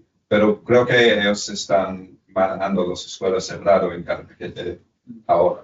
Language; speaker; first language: Spanish; non-native, fluent; English